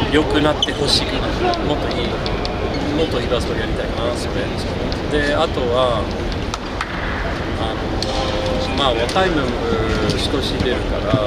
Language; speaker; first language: Japanese; non-native, fluent; English